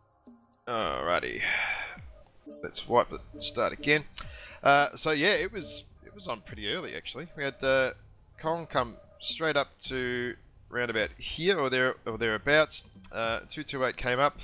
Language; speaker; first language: English; native; English